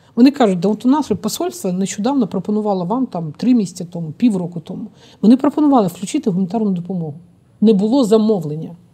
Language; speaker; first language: Ukrainian; non-native, fluent; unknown